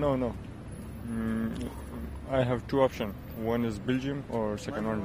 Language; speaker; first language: English; non-native, learner; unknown